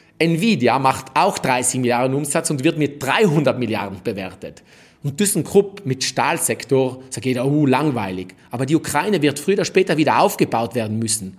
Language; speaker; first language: German; native; German